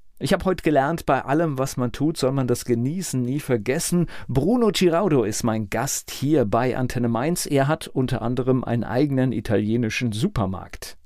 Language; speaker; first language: German; native; German